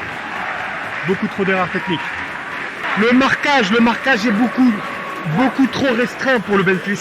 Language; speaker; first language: French; native; French